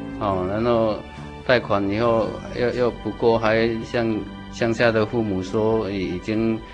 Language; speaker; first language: Chinese; native; Chinese